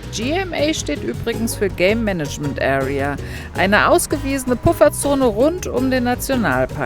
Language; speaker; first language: German; native; German